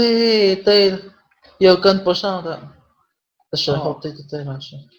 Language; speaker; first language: Chinese; non-native, learner; Filipino